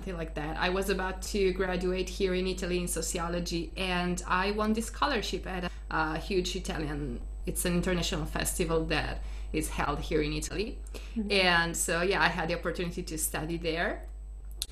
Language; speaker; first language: English; non-native, fluent; Italian